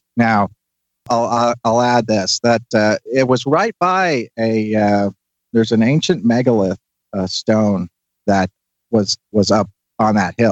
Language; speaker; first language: English; native; English